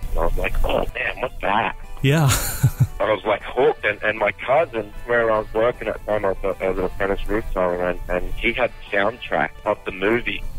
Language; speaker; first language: English; native; English